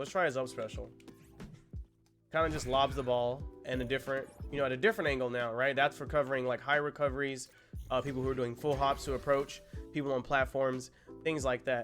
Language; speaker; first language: English; native; English